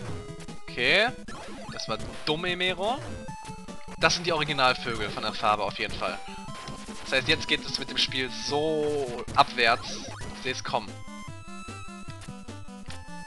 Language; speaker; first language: German; native; German